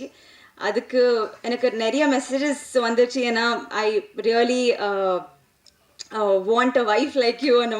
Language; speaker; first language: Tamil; non-native, learner; Telugu